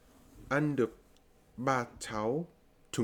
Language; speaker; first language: Vietnamese; non-native, learner; English